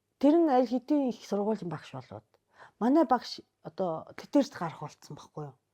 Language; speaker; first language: Mongolian; non-native, fluent; Japanese